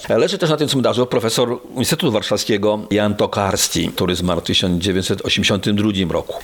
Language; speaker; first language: Polish; native; Polish